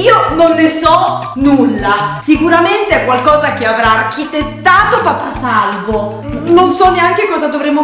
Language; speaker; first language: Italian; native; Italian